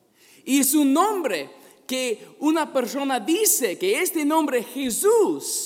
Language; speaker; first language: Spanish; non-native, fluent; English